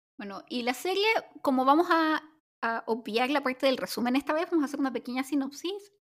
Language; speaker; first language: Spanish; native; Spanish